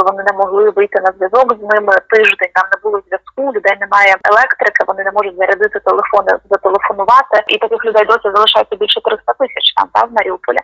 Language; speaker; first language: Ukrainian; native; Ukrainian